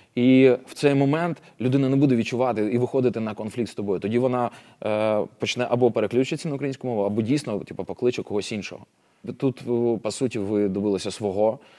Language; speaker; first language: Ukrainian; non-native, local second language; Russian